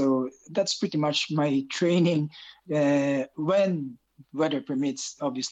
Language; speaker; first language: English; non-native, local second language; Hiligaynon